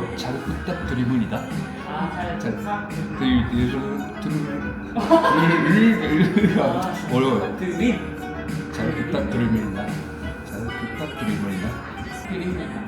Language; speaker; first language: Korean; non-native, learner; Japanese